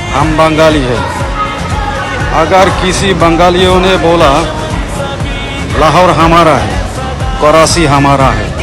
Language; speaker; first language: Hindi; non-native, fluent; Bangla